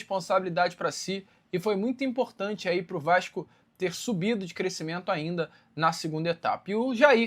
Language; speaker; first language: Portuguese; native; Portuguese